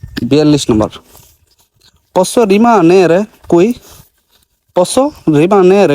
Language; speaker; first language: Italian; non-native, learner; Bangla